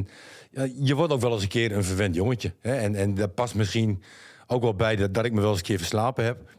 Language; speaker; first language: Dutch; native; Dutch